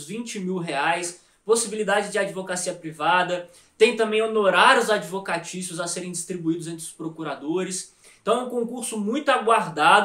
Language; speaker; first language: Portuguese; native; Portuguese